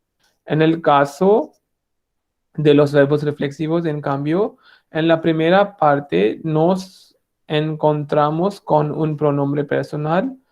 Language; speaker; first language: Spanish; non-native, fluent; Hindi